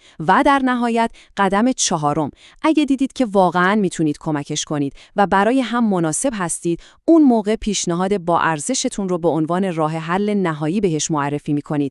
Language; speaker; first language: Persian; native; Persian